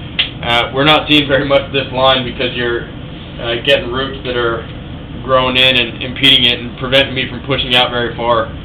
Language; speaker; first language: English; native; English